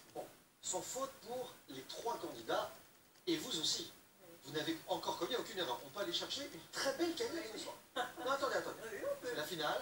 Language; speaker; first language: French; native; French